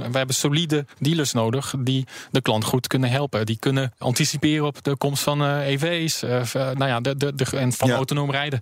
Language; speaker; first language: Dutch; early bilingual, heritage; Dutch